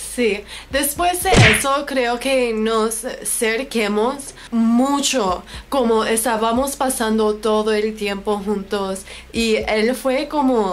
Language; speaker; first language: Spanish; non-native, learner; English